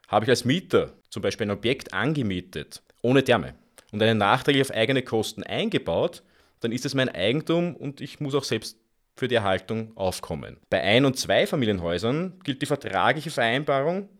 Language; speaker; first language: German; native; German